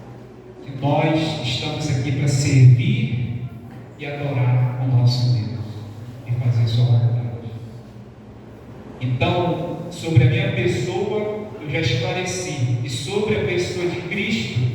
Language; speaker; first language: Portuguese; native; Portuguese